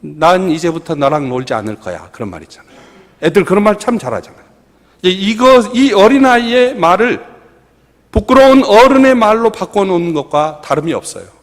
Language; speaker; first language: Korean; native; Korean